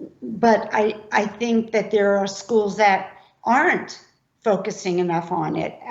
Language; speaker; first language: English; native; English